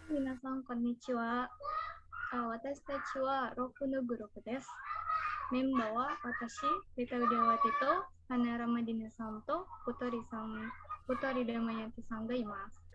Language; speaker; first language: Japanese; non-native, learner; Indonesian